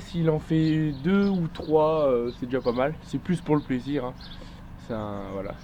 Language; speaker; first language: French; native; French